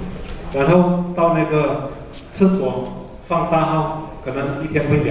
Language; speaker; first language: Chinese; early bilingual, heritage; Chinese